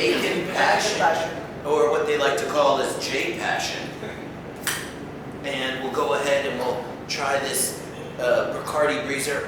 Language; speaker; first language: English; native; English